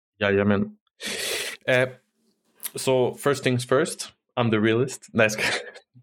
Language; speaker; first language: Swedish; early bilingual, other home language; Arabic